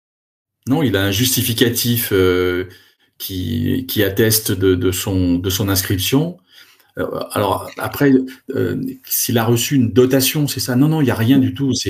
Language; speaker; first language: French; native; French